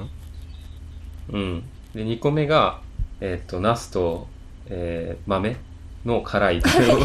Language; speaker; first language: Japanese; native; Japanese